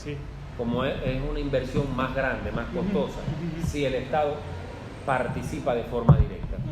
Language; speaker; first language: Spanish; native; Spanish